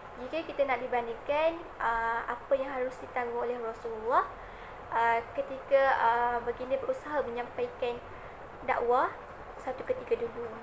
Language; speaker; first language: Malay; native; Malay